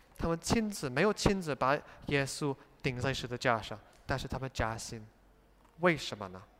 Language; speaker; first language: Chinese; non-native, fluent; English